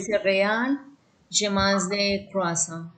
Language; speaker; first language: French; non-native, learner; Spanish